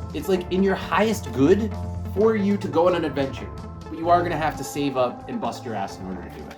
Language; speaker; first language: English; native; English